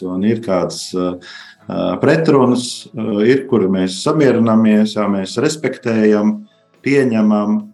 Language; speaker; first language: Latvian; native; Latvian